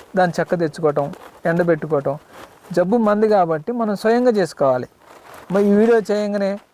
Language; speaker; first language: Telugu; non-native, local second language; Koya